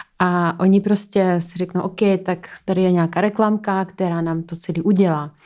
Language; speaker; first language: Czech; native; Czech